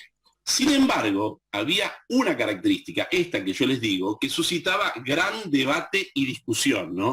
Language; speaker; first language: Spanish; native; Spanish